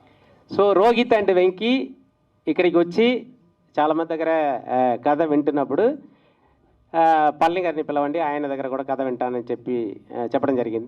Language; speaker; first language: Telugu; native; Telugu